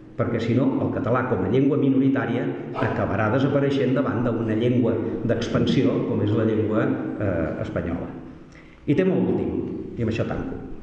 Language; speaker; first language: Catalan; native; Catalan